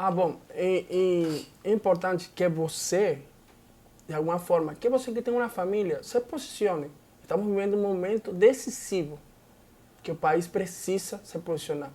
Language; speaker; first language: Portuguese; non-native, fluent; Spanish